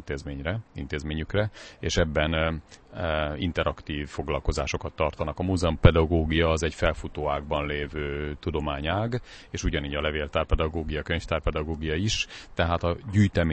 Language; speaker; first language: Hungarian; native; Hungarian